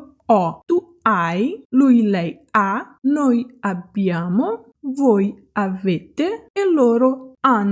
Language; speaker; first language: Italian; non-native, fluent; Portuguese